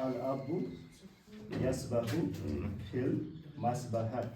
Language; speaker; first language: Arabic; non-native, learner; Urdu